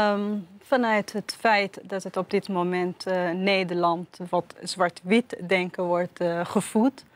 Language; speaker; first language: Dutch; non-native, fluent; Persian